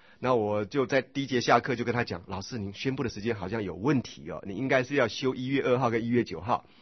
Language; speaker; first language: Chinese; native; Chinese